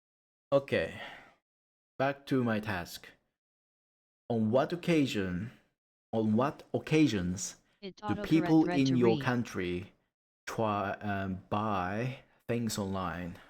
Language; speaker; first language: English; non-native, learner; Japanese